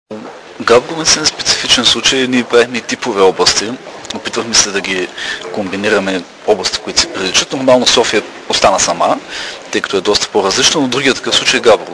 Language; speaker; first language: Bulgarian; native; Bulgarian